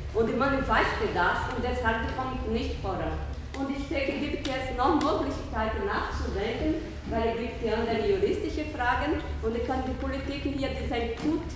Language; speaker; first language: German; non-native, learner; Portuguese